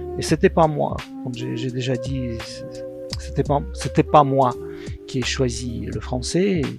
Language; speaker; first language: French; non-native, fluent; Russian